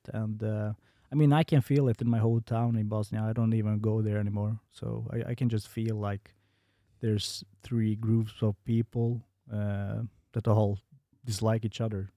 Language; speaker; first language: English; non-native, fluent; Bosnian